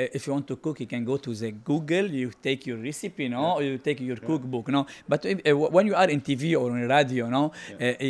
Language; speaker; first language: English; non-native, learner; Arabic